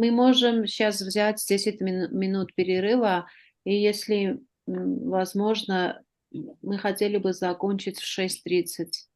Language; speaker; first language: Russian; non-native, fluent; Armenian